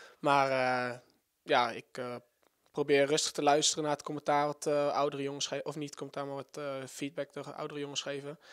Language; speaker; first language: Dutch; native; Dutch